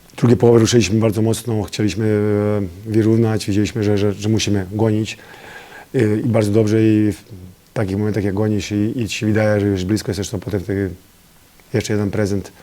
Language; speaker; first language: Polish; non-native, fluent; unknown